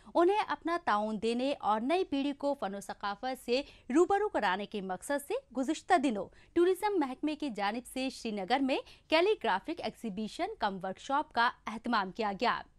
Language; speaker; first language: Hindi; non-native, local second language; Kashmiri